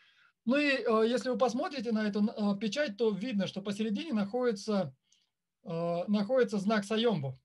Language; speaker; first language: Russian; native; Russian